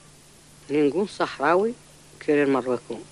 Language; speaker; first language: Spanish; non-native, local second language; Arabic